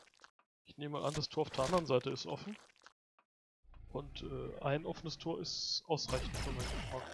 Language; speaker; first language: German; native; German